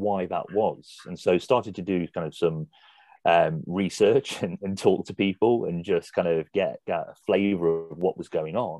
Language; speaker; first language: English; native; English